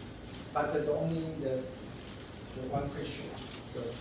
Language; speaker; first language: English; non-native, learner; Chinese